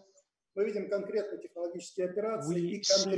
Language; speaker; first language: Russian; native; Russian